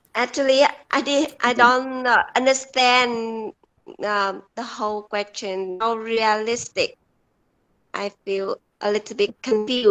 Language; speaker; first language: English; non-native, learner; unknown